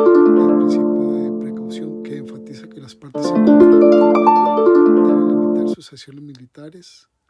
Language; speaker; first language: Spanish; native; Spanish